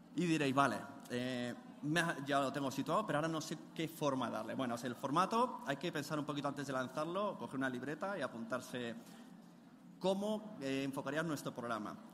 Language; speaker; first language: Spanish; native; Spanish